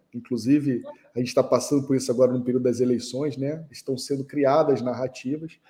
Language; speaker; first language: Portuguese; early bilingual, heritage; English